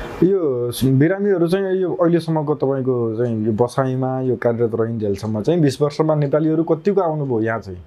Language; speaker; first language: Nepali; native; Nepali